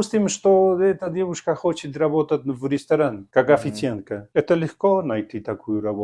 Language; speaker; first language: Russian; non-native, fluent; Spanish